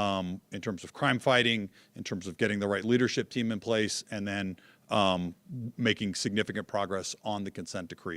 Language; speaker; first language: English; native; English